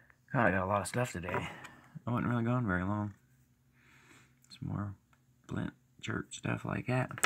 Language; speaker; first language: English; native; English